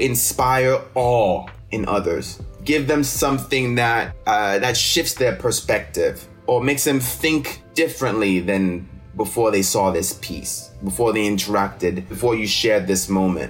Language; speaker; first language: English; non-native, local second language; French